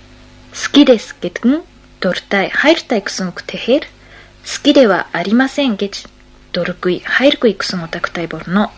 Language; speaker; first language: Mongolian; non-native, fluent; Japanese